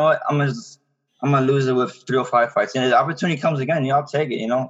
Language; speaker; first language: English; native; English